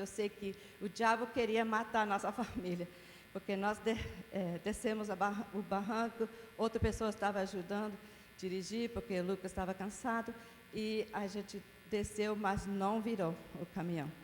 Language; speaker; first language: Portuguese; non-native, fluent; English